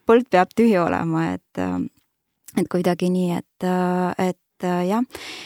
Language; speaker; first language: Estonian; non-native, local second language; Russian